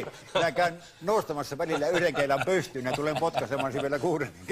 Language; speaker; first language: Finnish; native; Finnish